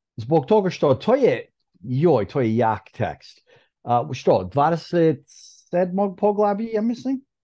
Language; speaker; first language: Croatian; early bilingual, heritage; Croatian